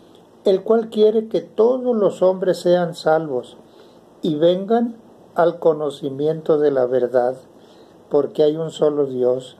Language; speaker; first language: Spanish; native; Spanish